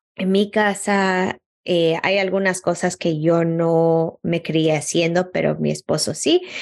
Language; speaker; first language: Spanish; early bilingual, heritage; Spanish